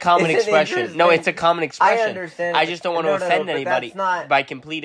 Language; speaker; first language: English; native; English